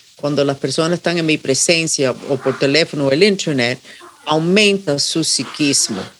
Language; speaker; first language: Spanish; non-native, fluent; English